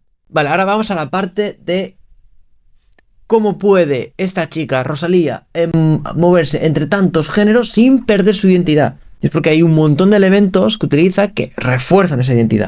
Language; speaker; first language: Spanish; native; Spanish